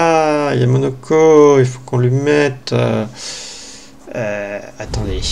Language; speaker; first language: French; native; French